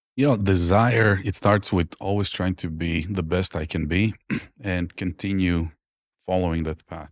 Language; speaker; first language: English; non-native, fluent; Croatian